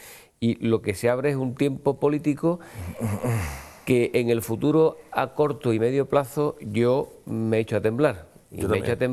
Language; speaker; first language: Spanish; native; Spanish